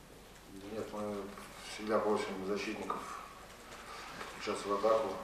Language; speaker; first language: Russian; native; Russian